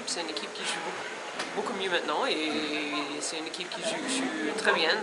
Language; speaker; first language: French; non-native, fluent; English